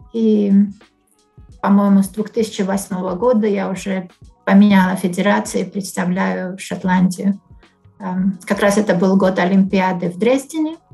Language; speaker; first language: Russian; non-native, local second language; Georgian